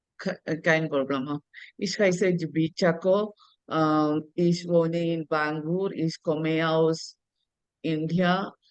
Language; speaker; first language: German; non-native, learner; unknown